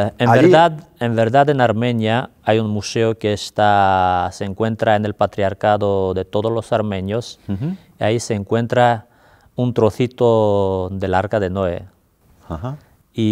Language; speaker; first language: Spanish; non-native, fluent; Armenian